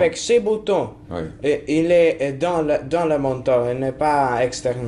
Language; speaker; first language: French; non-native, learner; Italian